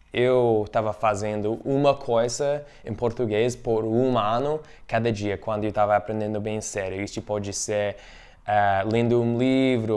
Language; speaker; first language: Portuguese; non-native, fluent; English